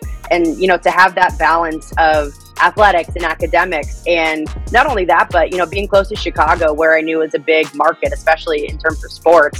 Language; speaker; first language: English; native; English